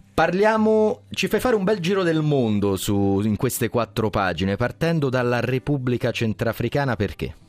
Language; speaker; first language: Italian; native; Italian